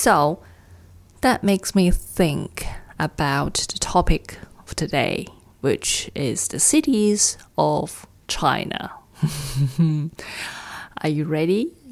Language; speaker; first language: English; non-native, fluent; Chinese